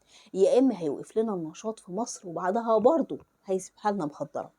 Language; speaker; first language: Arabic; native; Arabic